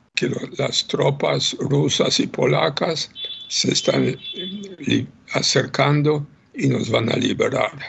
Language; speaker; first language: Spanish; non-native, fluent; Polish